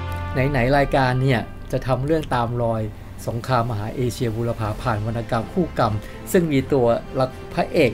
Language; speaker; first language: Thai; native; Thai